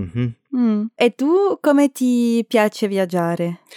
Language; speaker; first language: Italian; non-native, learner; German